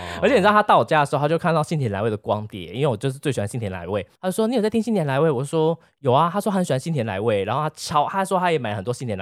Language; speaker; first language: Chinese; native; Chinese